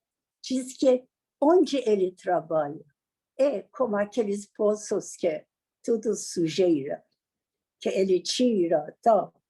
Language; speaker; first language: Portuguese; non-native, learner; Persian